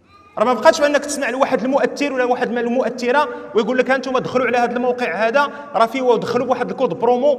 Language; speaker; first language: Arabic; native; Arabic